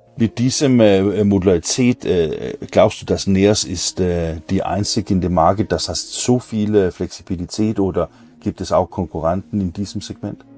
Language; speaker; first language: German; non-native, learner; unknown